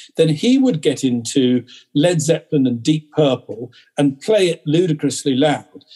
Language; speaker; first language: English; native; English